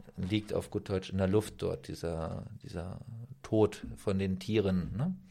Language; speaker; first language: German; native; German